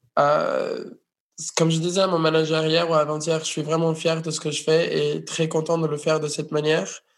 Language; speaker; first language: French; non-native, fluent; Spanish